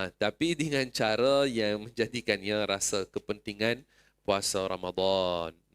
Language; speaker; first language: Malay; non-native, fluent; Arabic